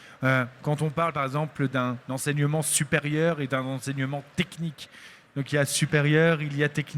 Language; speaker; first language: French; native; French